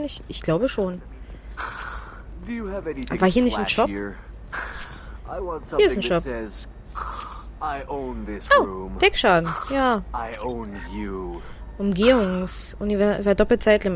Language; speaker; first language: German; native; German